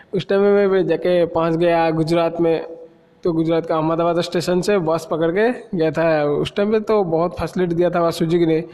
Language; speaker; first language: Hindi; non-native, local second language; Odia